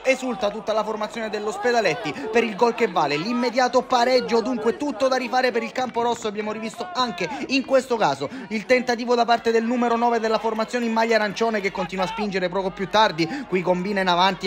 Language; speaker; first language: Italian; native; Italian